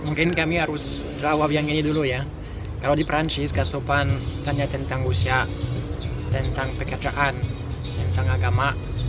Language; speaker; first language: Indonesian; non-native, fluent; French